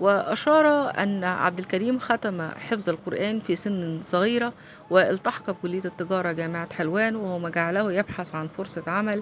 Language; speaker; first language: Arabic; native; Arabic